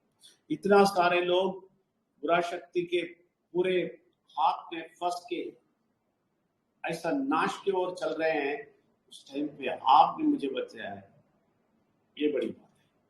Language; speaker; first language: Hindi; non-native, local second language; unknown